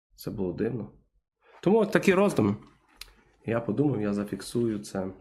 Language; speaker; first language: Ukrainian; native; Ukrainian